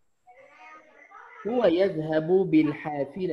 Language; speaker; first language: Arabic; non-native, fluent; Indonesian